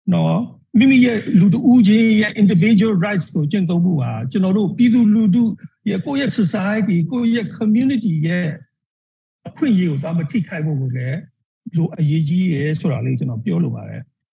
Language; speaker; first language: Burmese; non-native, local second language; Karen languages